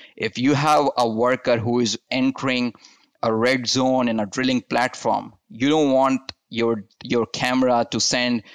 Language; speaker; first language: English; non-native, local second language; Hindi